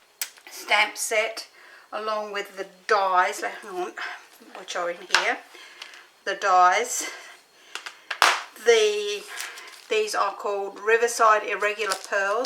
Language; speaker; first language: English; native; English